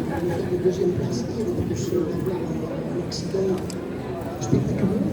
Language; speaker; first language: French; non-native, fluent; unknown